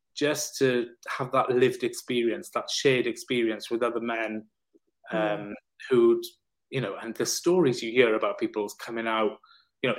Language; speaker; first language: English; native; English